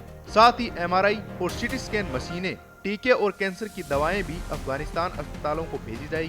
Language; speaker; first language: Hindi; native; Hindi